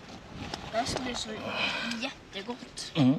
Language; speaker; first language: Swedish; native; Swedish